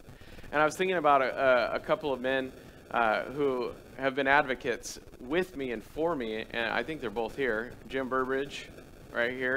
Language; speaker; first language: English; native; English